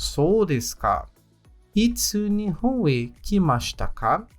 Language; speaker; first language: Japanese; non-native, learner; Portuguese